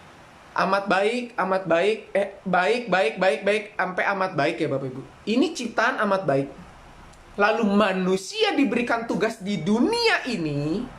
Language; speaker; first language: Indonesian; native; Indonesian